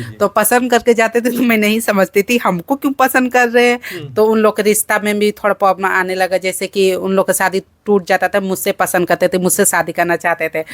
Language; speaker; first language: Hindi; early bilingual, other home language; Bangla